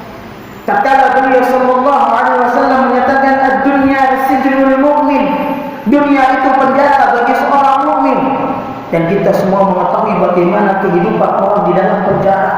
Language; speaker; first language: Indonesian; native; Indonesian